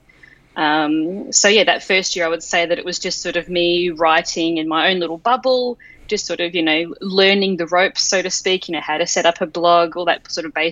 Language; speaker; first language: English; native; English